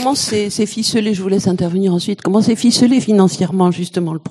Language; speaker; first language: French; native; French